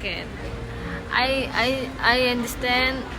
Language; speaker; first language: English; non-native, learner; Indonesian